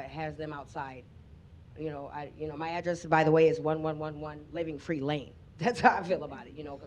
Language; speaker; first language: English; native; English